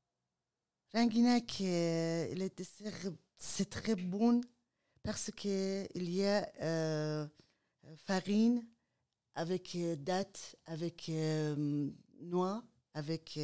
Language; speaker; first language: French; non-native, learner; Persian